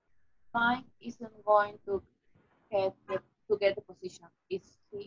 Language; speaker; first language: English; non-native, learner; Spanish